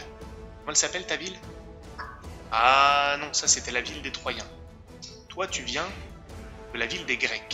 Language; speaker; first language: French; native; French